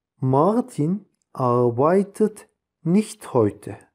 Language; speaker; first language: German; non-native, fluent; Turkish